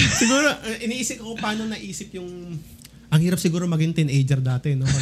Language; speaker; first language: Filipino; native; Filipino